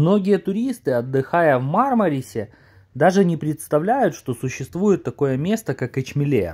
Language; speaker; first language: Russian; native; Russian